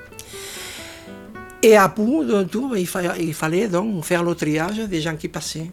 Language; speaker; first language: French; non-native, fluent; Spanish